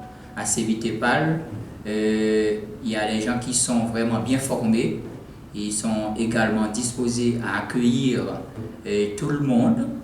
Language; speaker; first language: French; non-native, local second language; Haitian Creole